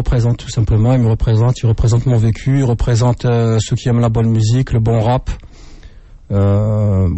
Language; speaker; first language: French; native; French